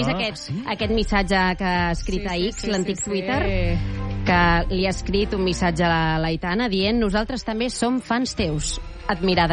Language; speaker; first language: Catalan; native; Catalan